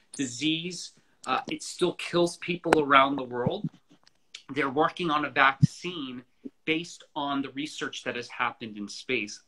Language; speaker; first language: English; native; English